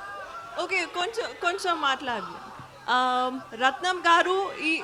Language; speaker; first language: Telugu; non-native, learner; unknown